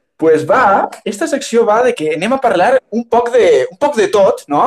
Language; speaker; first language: Spanish; non-native, local second language; Catalan